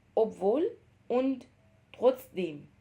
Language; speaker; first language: German; non-native, fluent; Arabic